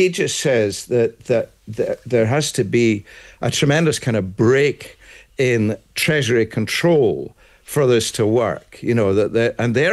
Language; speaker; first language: English; native; English